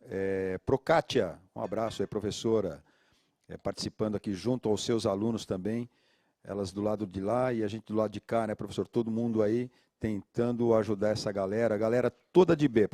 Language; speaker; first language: Portuguese; native; Portuguese